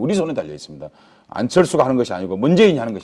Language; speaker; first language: Korean; native; Korean